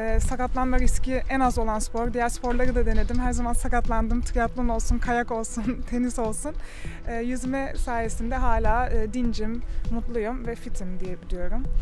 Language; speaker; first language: Turkish; early bilingual, heritage; Turkish